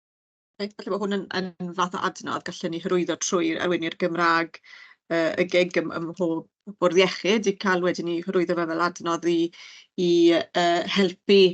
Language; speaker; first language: Welsh; native; Welsh